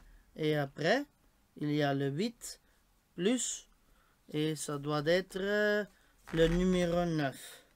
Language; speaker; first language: French; non-native, local second language; Dutch